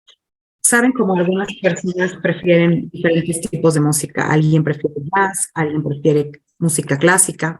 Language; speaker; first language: Spanish; non-native, fluent; English